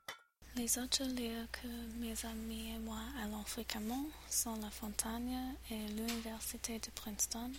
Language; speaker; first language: French; non-native, learner; English